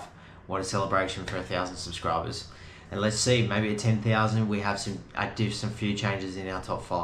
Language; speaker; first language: English; native; English